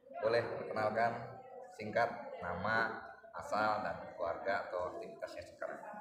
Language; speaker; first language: Indonesian; native; Indonesian